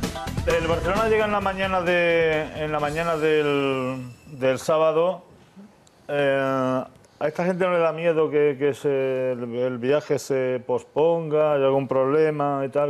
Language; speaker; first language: Spanish; native; Spanish